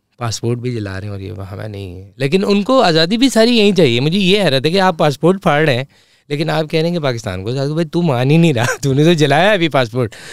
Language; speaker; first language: Urdu; native; Urdu